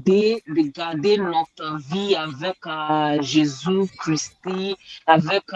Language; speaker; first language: French; non-native, learner; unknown